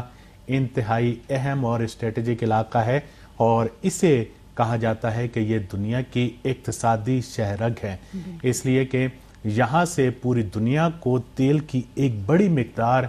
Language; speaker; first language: Urdu; native; Urdu